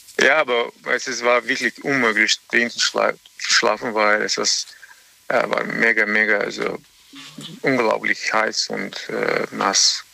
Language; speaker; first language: German; non-native, learner; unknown